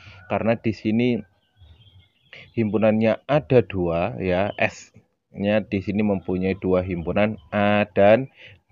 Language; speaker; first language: Indonesian; native; Indonesian